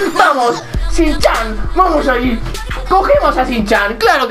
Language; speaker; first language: Spanish; native; Spanish